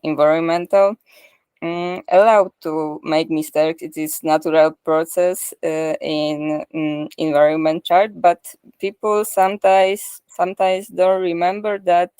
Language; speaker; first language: English; non-native, learner; Polish